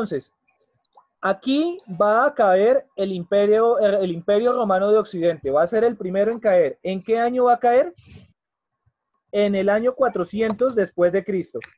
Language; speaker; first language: Spanish; native; Spanish